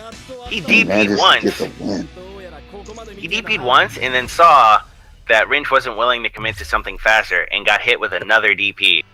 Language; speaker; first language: English; native; English